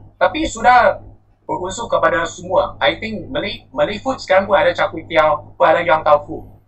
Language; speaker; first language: Malay; non-native, local second language; Chinese